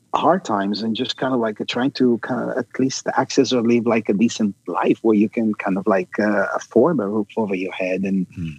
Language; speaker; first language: English; non-native, fluent; Italian